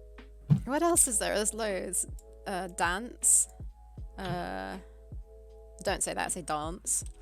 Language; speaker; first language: English; native; English